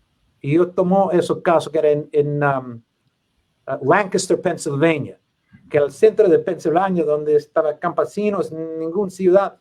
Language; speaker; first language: Spanish; non-native, learner; English